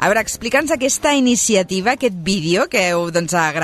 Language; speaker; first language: Catalan; native; Catalan